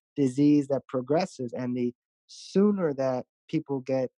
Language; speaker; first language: English; native; English